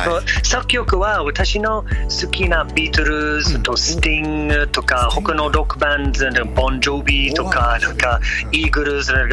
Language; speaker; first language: Japanese; non-native, learner; English